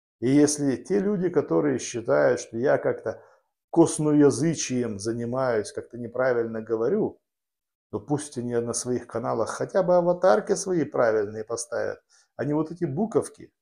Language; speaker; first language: Russian; native; Russian